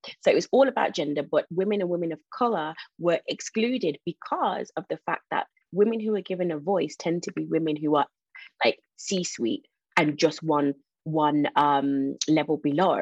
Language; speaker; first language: English; native; English